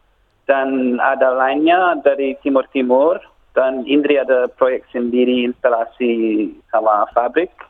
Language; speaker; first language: Indonesian; non-native, learner; English